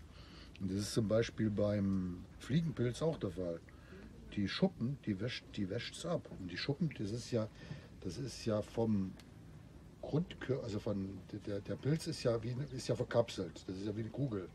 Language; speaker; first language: German; native; German